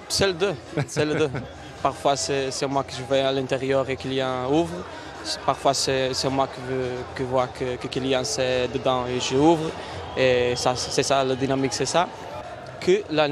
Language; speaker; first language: French; non-native, learner; Portuguese